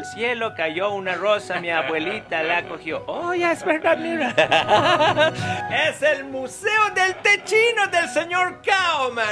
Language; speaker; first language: Spanish; native; Spanish